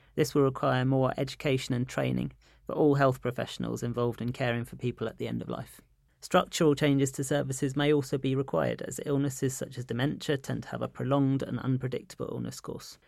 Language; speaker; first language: English; native; English